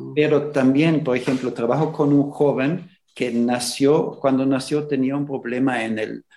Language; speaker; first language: Spanish; non-native, fluent; German